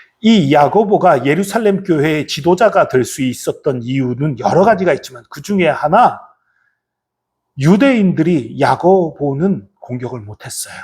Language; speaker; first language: Korean; native; Korean